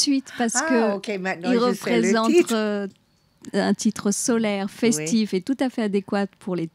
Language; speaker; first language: French; native; French